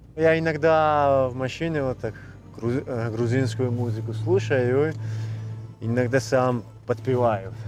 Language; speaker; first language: Russian; non-native, fluent; Georgian